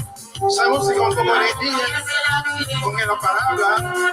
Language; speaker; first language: Spanish; non-native, learner; Haitian Creole